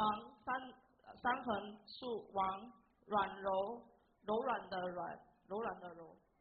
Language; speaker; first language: Chinese; native; Chinese